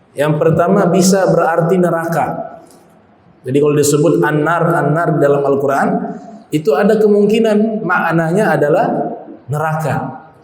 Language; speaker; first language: Malay; native; Malay